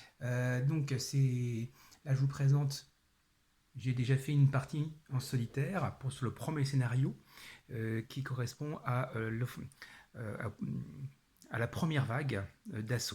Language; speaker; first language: French; native; French